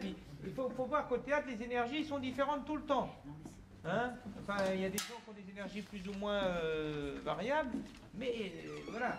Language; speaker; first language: French; native; French